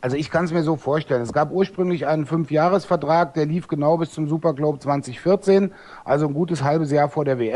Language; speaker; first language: German; native; German